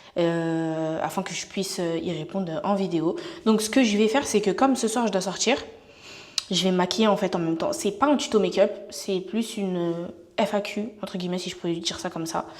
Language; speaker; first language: French; native; French